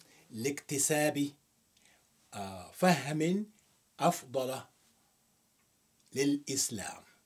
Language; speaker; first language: Arabic; non-native, fluent; Yoruba